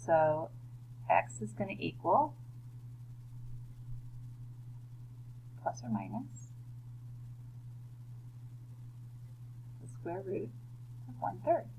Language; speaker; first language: English; native; English